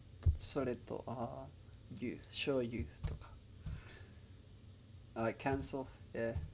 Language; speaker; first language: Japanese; non-native, learner; English